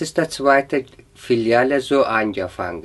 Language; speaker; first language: German; non-native, learner; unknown